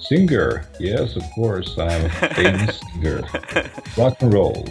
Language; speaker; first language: English; non-native, fluent; Croatian